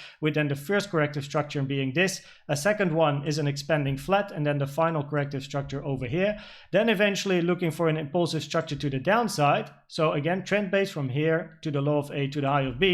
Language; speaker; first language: English; non-native, fluent; Dutch